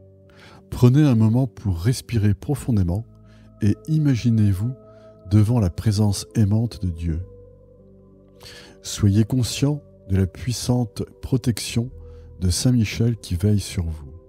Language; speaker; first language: French; native; French